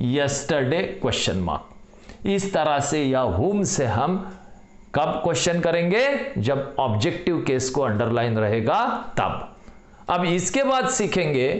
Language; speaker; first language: Hindi; non-native, local second language; Marathi